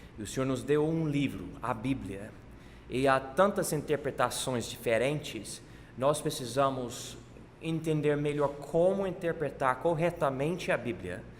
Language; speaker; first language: Portuguese; non-native, fluent; English